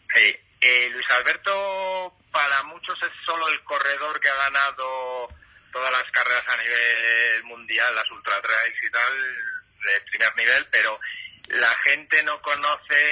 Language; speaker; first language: Spanish; native; Spanish